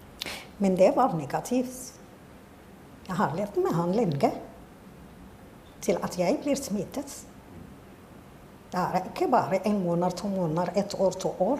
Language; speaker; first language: Norwegian; non-native, fluent; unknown